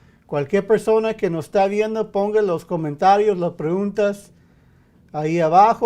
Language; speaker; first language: Spanish; early bilingual, heritage; English